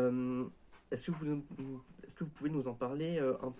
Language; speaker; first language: French; native; French